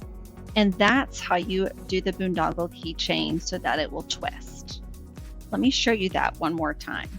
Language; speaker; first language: English; native; English